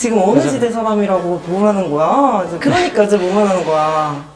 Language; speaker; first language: Korean; native; Korean